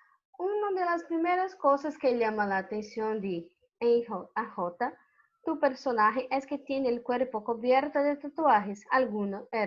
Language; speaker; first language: Spanish; non-native, fluent; Portuguese